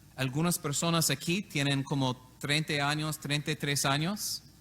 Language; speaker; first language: Spanish; non-native, learner; English